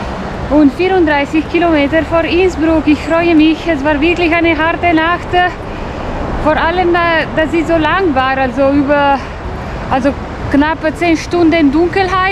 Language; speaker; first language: German; non-native, fluent; Italian